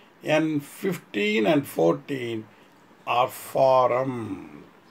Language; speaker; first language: English; non-native, local second language; Kannada